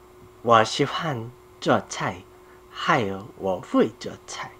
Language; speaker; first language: Chinese; non-native, learner; Korean